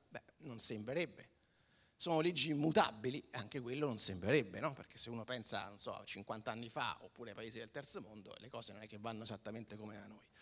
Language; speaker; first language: Italian; native; Italian